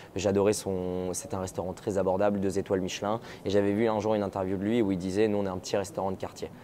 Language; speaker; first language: French; native; French